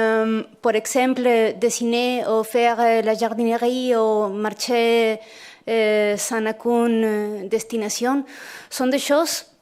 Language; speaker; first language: French; non-native, fluent; Spanish